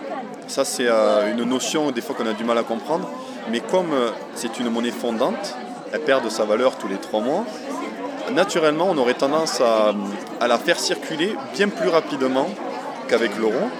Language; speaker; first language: French; native; French